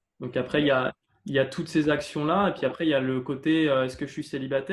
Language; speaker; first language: French; native; French